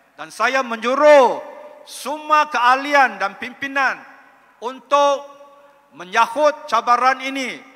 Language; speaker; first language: Malay; non-native, local second language; Chinese